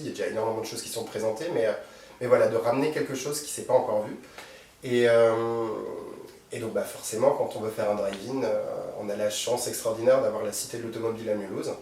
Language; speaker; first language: French; native; French